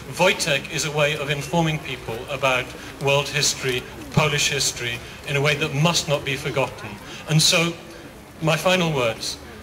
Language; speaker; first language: English; native; English